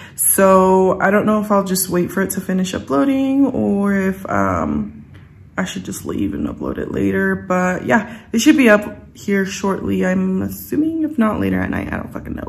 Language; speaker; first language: English; early bilingual, other home language; Spanish